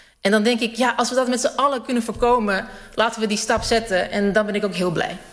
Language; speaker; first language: Dutch; early bilingual, other home language; Serbian